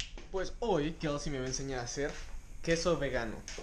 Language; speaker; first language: Spanish; native; Spanish